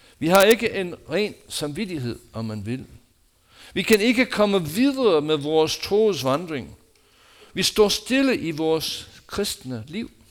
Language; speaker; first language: Danish; non-native, fluent; English